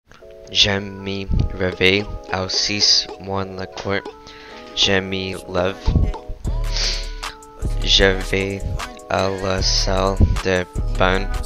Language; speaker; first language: French; non-native, learner; English